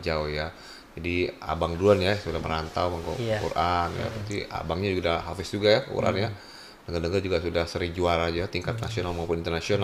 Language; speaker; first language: Indonesian; native; Indonesian